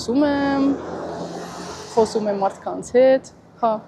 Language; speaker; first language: Armenian; non-native, learner; Italian